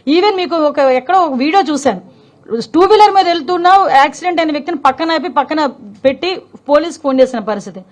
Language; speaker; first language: Telugu; native; Telugu